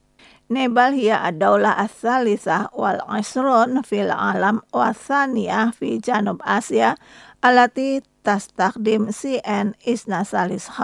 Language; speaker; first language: Arabic; non-native, learner; Indonesian